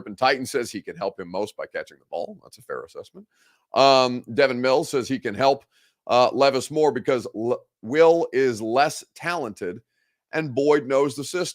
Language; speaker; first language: English; native; English